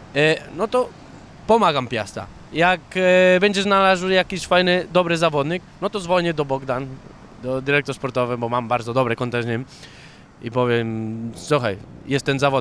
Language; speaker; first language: Polish; non-native, fluent; Catalan